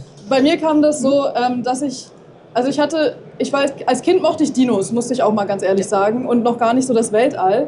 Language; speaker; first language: German; native; German